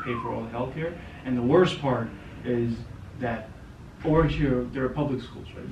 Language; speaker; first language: English; non-native, local second language; Gujarati